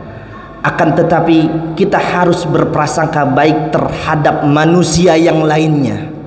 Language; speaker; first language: Indonesian; native; Indonesian